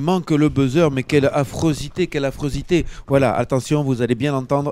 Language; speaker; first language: French; native; French